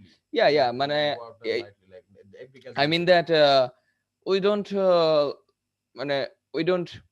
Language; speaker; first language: English; non-native, local second language; Bangla